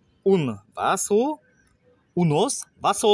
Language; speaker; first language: Spanish; non-native, learner; French